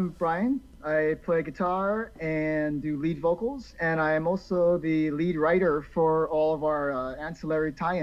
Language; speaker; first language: English; native; English